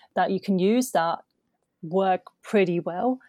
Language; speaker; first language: English; non-native, fluent; German